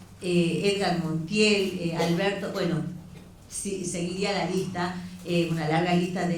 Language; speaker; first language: Spanish; native; Spanish